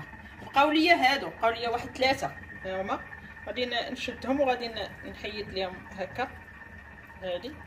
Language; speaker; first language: Arabic; native; Arabic